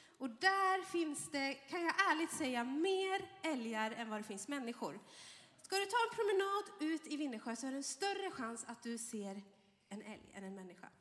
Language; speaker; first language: Swedish; early bilingual, other home language; Arabic